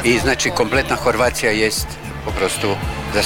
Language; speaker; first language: Polish; non-native, learner; Croatian